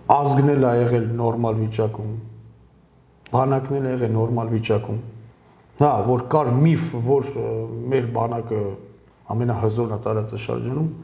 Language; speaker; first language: Armenian; early bilingual, heritage; Armenian